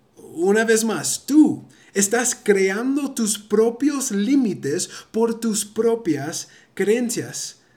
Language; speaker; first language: Spanish; early bilingual, heritage; Spanish